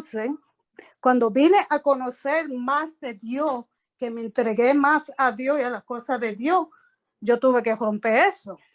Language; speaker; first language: Spanish; early bilingual, heritage; Spanish